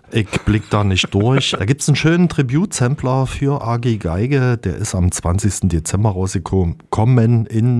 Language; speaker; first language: German; native; German